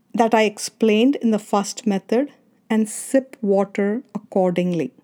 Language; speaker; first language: English; non-native, local second language; Kannada